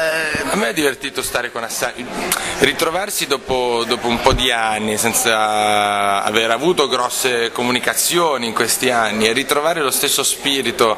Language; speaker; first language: Italian; native; Italian